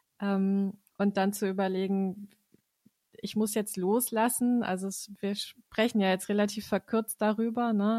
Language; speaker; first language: German; native; German